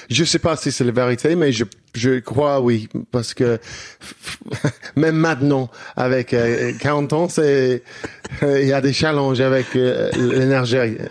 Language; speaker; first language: French; non-native, learner; English